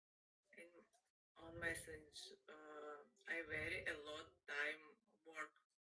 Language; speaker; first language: English; non-native, learner; Russian